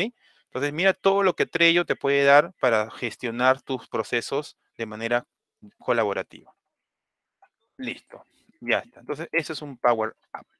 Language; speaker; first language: Spanish; native; Spanish